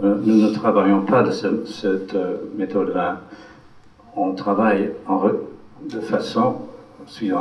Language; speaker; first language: French; non-native, fluent; English